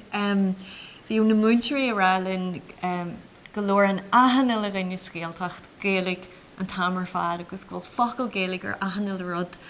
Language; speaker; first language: Irish; non-native, local second language; English